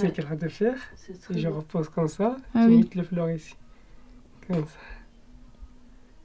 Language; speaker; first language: French; non-native, learner; Arabic